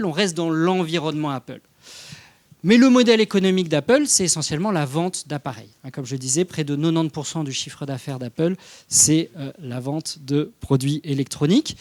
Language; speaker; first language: French; native; French